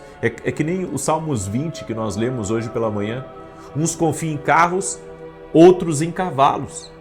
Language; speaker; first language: Portuguese; native; Portuguese